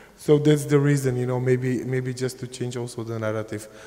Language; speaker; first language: English; non-native, fluent; Czech